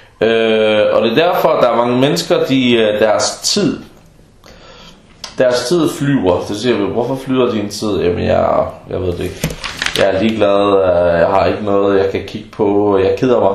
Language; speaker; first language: Danish; early bilingual, other home language; Arabic